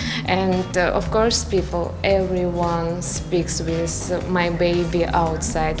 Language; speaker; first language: English; non-native, learner; Russian